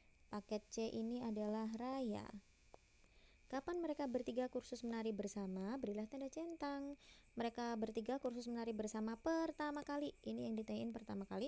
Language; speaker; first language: Indonesian; native; Indonesian